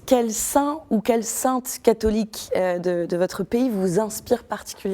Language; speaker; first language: French; native; French